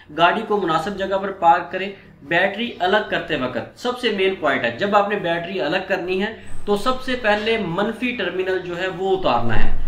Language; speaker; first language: Urdu; non-native, local second language; Punjabi